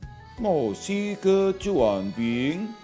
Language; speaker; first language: Chinese; non-native, learner; English